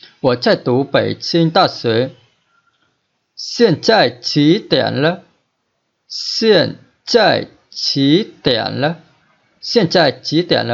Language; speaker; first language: Chinese; non-native, learner; Vietnamese